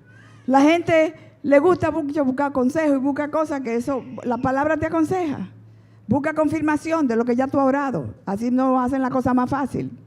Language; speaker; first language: Spanish; native; Spanish